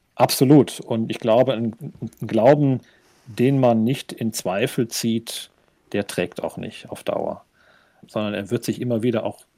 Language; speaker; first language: German; native; German